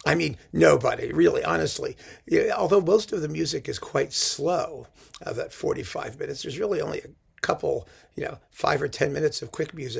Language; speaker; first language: English; native; English